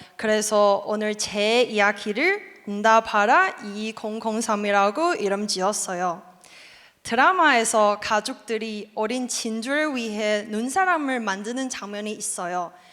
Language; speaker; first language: Korean; non-native, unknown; Chinese